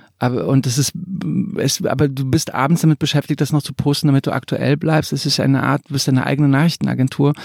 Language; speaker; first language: German; early bilingual, other home language; Croatian